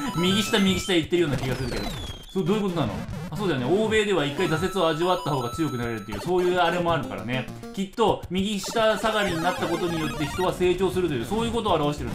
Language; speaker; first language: Japanese; native; Japanese